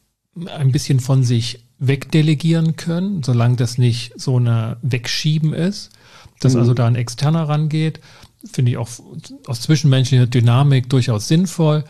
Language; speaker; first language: German; native; German